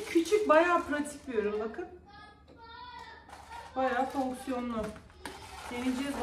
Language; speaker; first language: Turkish; native; Turkish